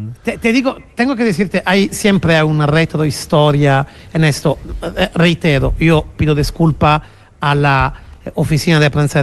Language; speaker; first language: Spanish; non-native, fluent; Italian